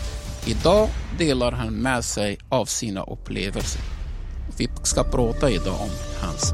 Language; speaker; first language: Swedish; non-native, fluent; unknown